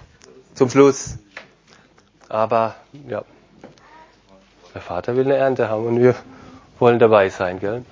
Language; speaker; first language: German; non-native, fluent; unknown